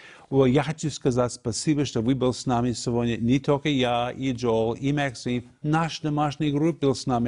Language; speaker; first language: Russian; non-native, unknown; English